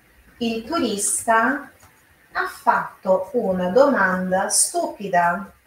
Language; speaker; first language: Italian; non-native, fluent; Portuguese